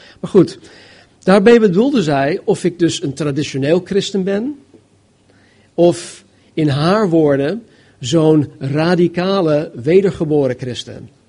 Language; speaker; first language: Dutch; non-native, fluent; English